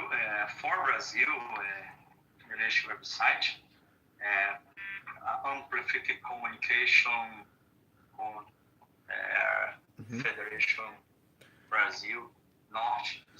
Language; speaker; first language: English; non-native, learner; Portuguese